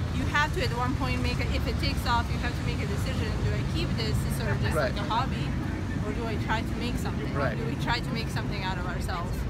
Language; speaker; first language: English; non-native, fluent; Serbian